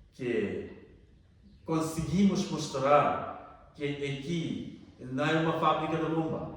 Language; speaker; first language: Portuguese; non-native, learner; Bangla